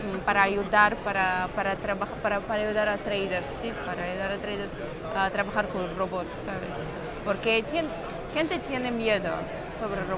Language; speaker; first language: Spanish; non-native, fluent; Russian